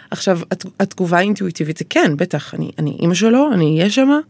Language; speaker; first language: Hebrew; early bilingual, heritage; Hebrew